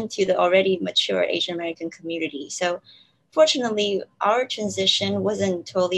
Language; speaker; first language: English; non-native, fluent; Chinese